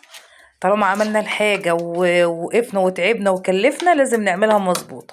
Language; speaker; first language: Arabic; native; Arabic